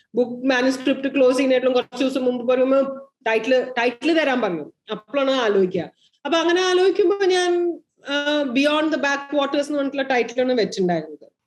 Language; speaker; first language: Malayalam; early bilingual, heritage; Malayalam